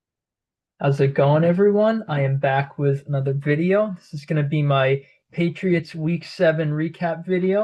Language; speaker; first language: English; native; English